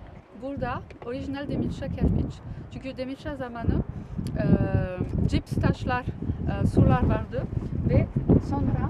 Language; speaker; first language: Turkish; non-native, learner; French